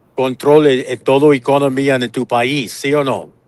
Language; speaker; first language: Spanish; non-native, learner; English